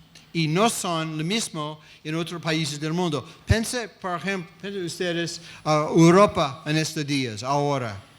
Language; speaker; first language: Spanish; non-native, fluent; English